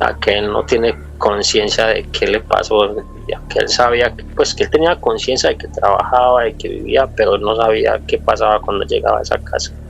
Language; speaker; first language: Spanish; native; Spanish